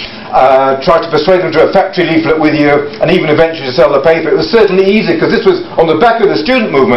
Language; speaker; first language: English; native; English